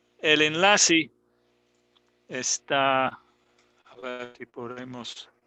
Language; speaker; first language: Spanish; non-native, fluent; English